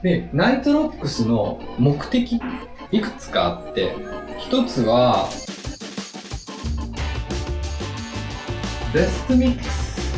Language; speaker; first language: Japanese; native; Japanese